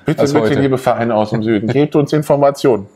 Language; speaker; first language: German; native; German